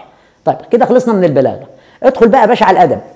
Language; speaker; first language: Arabic; native; Arabic